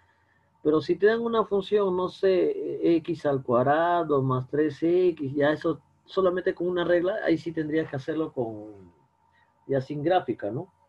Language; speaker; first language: Spanish; native; Spanish